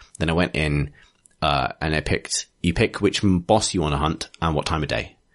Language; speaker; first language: English; native; English